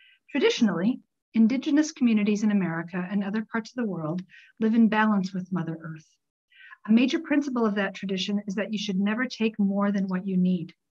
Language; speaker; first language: English; native; English